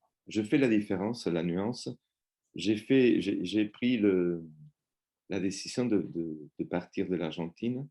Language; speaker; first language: French; non-native, fluent; Spanish